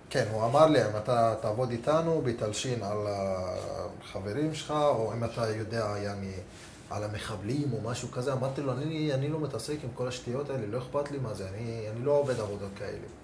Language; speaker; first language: Hebrew; non-native, local second language; Arabic